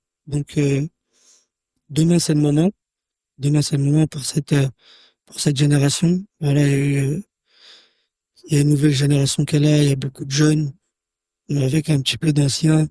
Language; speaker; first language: French; native; French